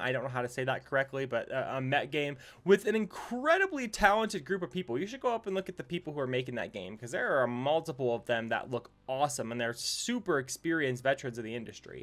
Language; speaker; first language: English; native; English